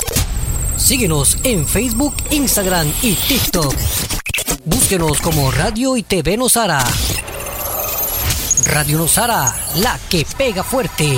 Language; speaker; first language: Spanish; native; Spanish